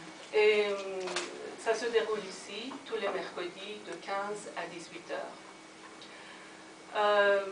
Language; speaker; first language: French; non-native, fluent; Persian